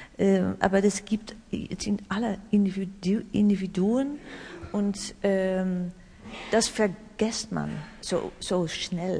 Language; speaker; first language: German; non-native, learner; Dutch